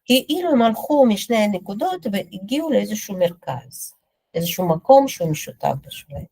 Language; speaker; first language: Hebrew; non-native, fluent; Russian